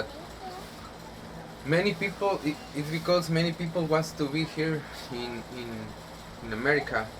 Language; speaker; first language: English; non-native, learner; Spanish